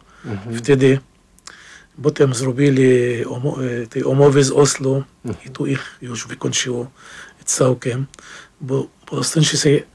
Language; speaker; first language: Polish; non-native, fluent; Arabic